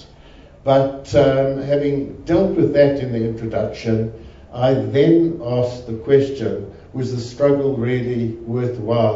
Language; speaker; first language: English; native; English